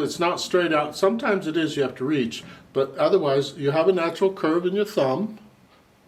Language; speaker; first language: English; native; English